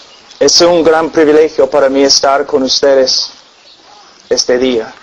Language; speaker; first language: Spanish; non-native, fluent; English